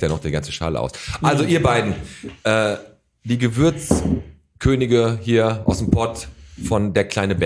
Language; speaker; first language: German; native; German